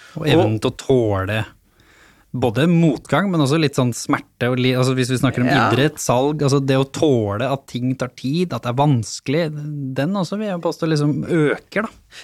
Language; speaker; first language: Norwegian; native; Norwegian